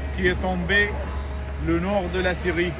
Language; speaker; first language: French; non-native, fluent; Arabic